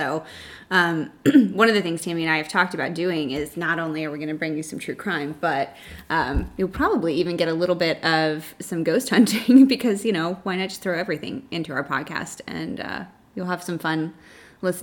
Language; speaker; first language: English; native; English